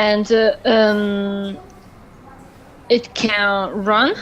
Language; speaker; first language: English; non-native, learner; French